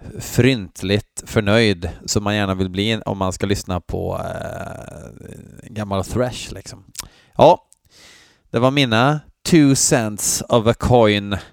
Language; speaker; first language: Swedish; native; Swedish